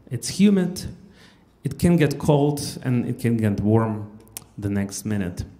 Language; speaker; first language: English; non-native, fluent; Russian